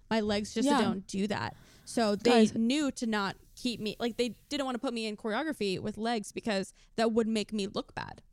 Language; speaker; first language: English; native; English